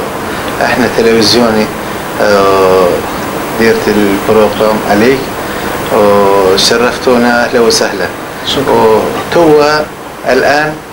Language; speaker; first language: Arabic; non-native, learner; Turkish